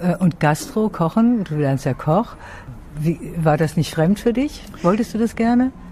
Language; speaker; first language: German; native; German